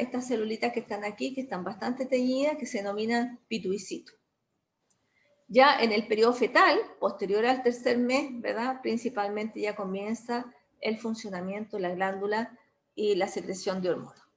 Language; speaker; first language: Spanish; native; Spanish